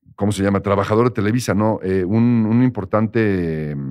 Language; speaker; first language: Spanish; native; Spanish